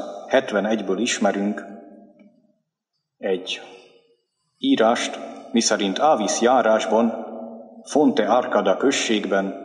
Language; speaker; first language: Hungarian; native; Hungarian